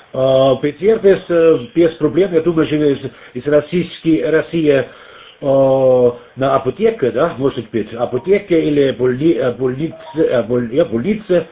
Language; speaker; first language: Russian; non-native, learner; German